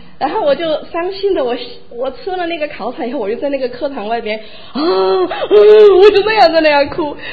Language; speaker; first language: Chinese; native; Chinese